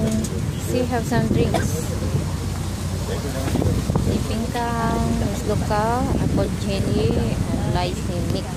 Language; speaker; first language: English; non-native, local second language; Filipino